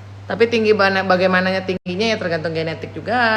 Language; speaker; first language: Indonesian; native; Indonesian